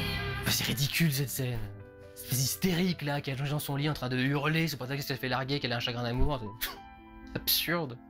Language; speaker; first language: French; native; French